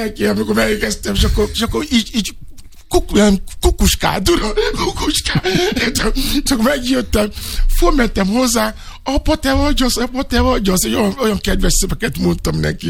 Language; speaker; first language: Hungarian; non-native, fluent; Yoruba